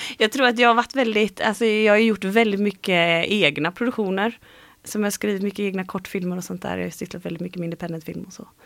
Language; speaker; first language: Swedish; native; Swedish